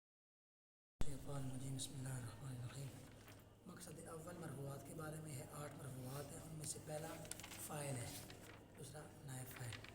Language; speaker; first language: Urdu; non-native, local second language; Northern Hindko